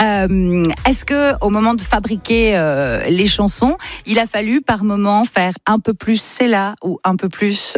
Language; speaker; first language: French; native; French